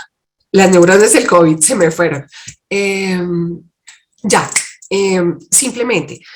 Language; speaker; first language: Spanish; native; Spanish